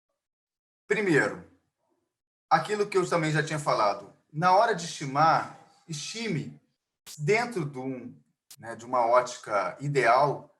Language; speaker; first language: Portuguese; native; Portuguese